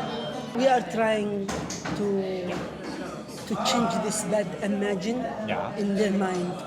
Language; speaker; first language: English; non-native, fluent; Arabic